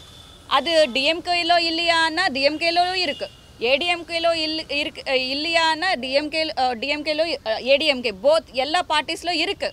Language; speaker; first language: Tamil; non-native, learner; Telugu